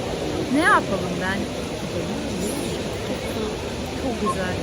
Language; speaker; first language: Turkish; non-native, fluent; Albanian